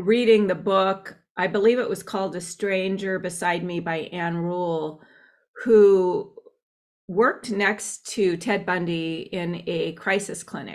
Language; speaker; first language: English; native; English